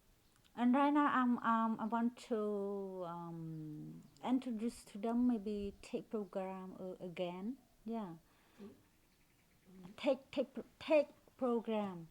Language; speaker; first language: English; non-native, learner; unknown